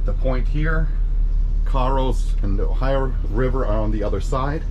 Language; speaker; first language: English; native; English